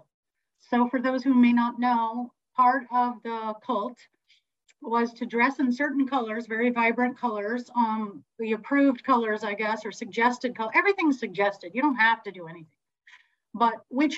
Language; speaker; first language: English; native; English